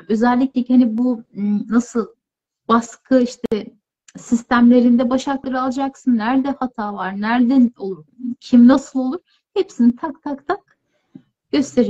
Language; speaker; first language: Turkish; native; Turkish